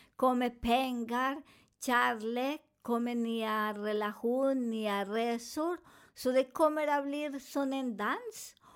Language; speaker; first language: Swedish; non-native, learner; Spanish